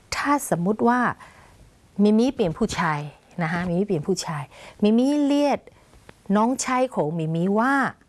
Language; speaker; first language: Thai; non-native, fluent; Burmese